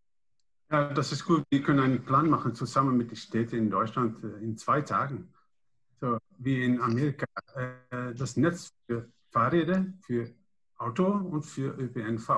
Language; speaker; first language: German; non-native, learner; Dutch